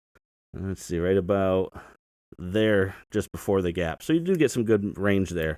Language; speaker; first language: English; native; English